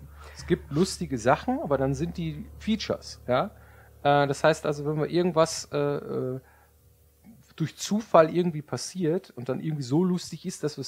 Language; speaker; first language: German; native; German